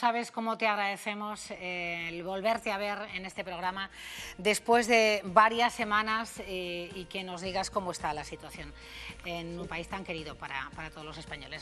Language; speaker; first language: Spanish; native; Spanish